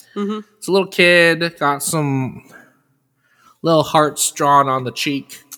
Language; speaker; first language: English; native; English